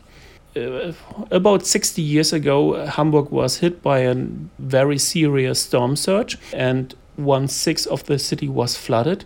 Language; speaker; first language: English; non-native, fluent; German